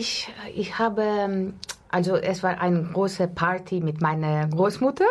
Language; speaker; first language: German; non-native, fluent; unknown